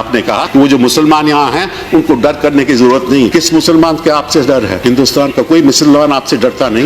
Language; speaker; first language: Hindi; native; Hindi